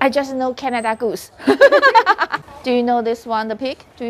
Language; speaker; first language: English; non-native, learner; Chinese